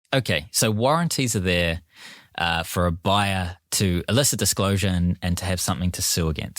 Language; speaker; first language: English; native; English